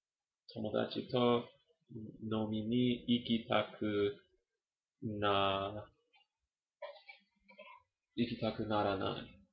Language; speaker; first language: Japanese; non-native, learner; English